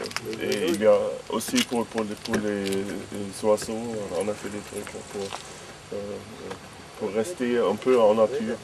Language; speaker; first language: French; non-native, fluent; German